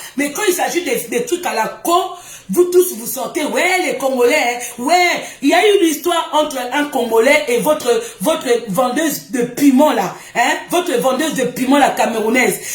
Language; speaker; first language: French; non-native, local second language; Lingala